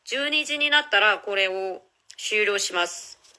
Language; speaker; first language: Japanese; non-native, fluent; Korean